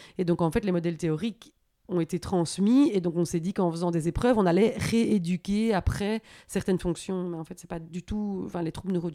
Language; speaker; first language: French; native; French